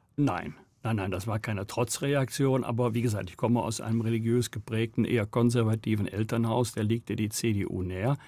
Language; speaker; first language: German; native; German